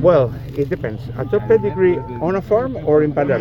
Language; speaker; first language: English; non-native, fluent; Spanish